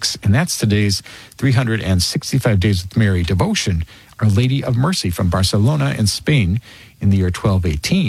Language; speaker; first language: English; native; English